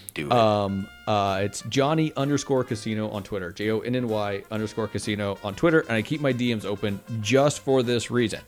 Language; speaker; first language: English; native; English